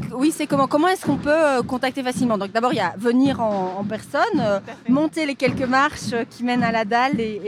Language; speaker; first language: French; native; French